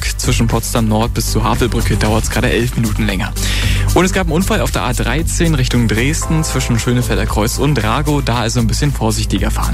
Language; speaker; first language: German; native; German